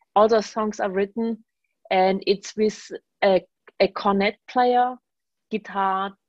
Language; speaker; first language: English; non-native, fluent; German